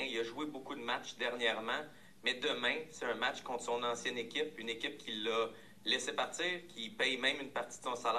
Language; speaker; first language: French; native; French